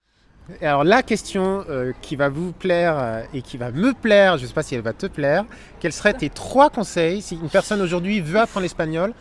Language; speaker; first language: French; native; French